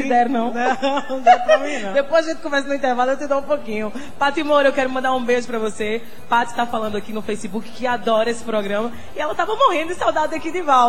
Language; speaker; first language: Portuguese; native; Portuguese